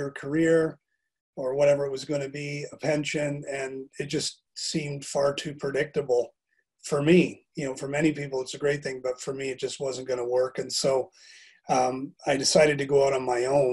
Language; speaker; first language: English; native; English